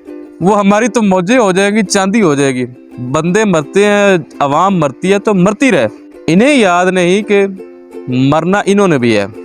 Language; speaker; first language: Urdu; non-native, local second language; Punjabi